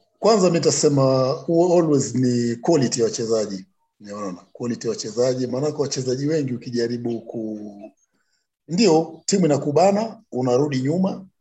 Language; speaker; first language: Swahili; non-native, local second language; Luyia